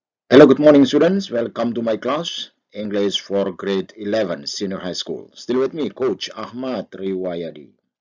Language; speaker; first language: English; non-native, fluent; Indonesian